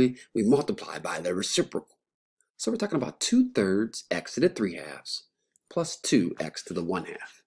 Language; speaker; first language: English; native; English